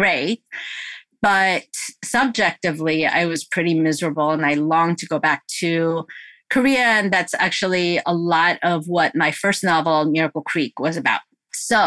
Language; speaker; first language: English; early bilingual, other home language; Korean